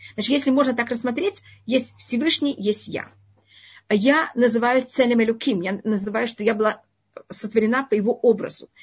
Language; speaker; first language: Russian; early bilingual, heritage; Russian